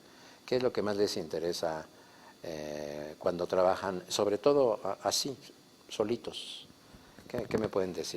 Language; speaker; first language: Spanish; native; Spanish